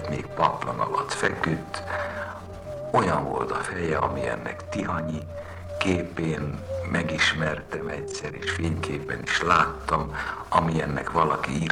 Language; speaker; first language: Hungarian; native; Hungarian